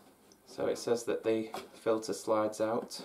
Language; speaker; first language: English; native; English